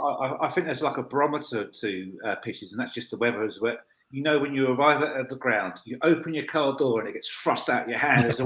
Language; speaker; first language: English; native; English